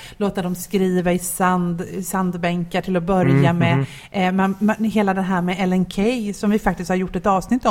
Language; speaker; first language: Swedish; native; Swedish